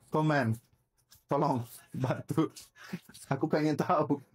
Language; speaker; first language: Indonesian; non-native, fluent; Swedish